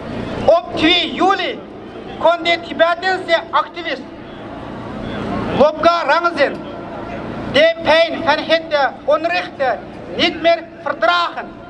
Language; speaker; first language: Dutch; non-native, fluent; Uyghur